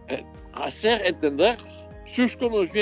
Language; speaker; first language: Spanish; non-native, fluent; Dutch